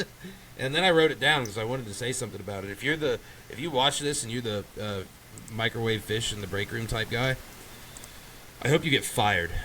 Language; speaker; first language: English; native; English